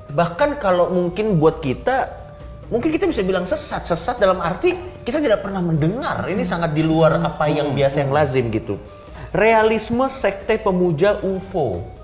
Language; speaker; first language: Indonesian; native; Indonesian